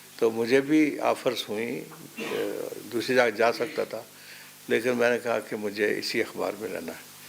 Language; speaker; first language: Urdu; non-native, local second language; Pahari-Potwari